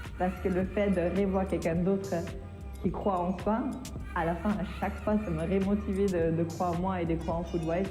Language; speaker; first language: French; non-native, fluent; German